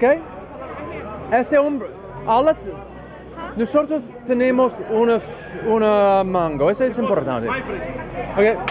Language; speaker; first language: Spanish; non-native, learner; English